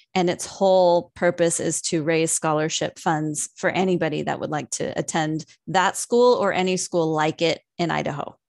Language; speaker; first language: English; native; English